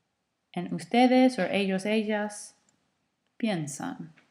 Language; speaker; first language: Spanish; non-native, fluent; English